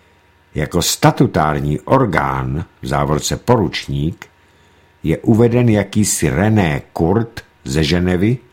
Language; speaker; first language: Czech; native; Czech